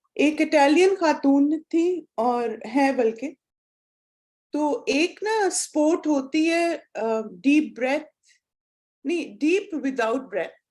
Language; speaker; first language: Urdu; native; Urdu